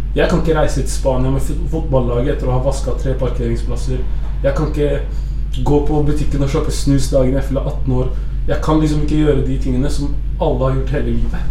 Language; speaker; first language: Norwegian; early bilingual, other home language; Arabic